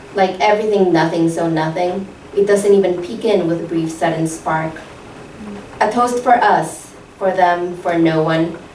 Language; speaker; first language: English; non-native, fluent; Spanish